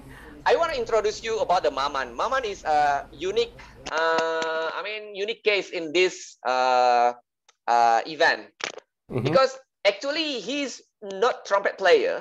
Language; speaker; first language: English; non-native, learner; Indonesian